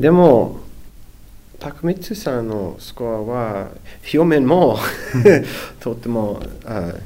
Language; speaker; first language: Japanese; non-native, learner; English